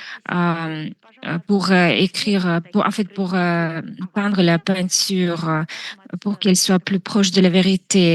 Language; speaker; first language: French; non-native, fluent; Russian